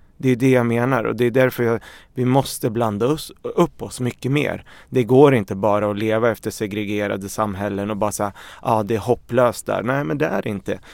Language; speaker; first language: Swedish; early bilingual, other home language; Arabic